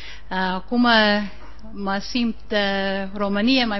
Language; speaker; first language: Romanian; non-native, learner; English